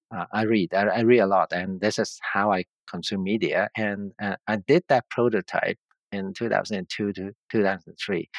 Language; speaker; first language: English; non-native, local second language; Cantonese